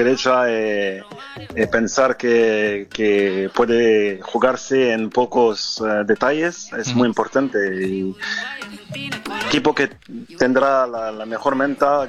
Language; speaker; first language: Spanish; non-native, fluent; French